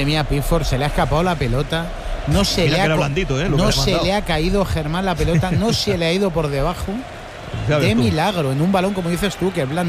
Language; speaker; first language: Spanish; native; Spanish